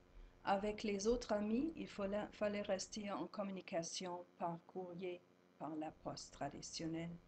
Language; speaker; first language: French; non-native, fluent; German